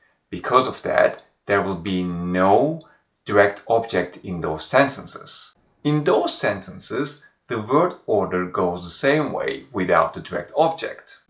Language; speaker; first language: English; non-native, fluent; Turkish